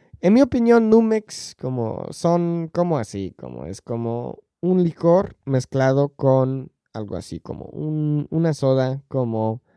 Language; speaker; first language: Spanish; non-native, fluent; English